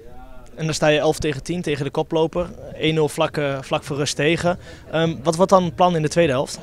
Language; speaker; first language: Dutch; native; Dutch